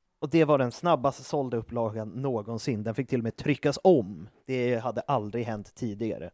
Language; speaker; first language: Swedish; native; Swedish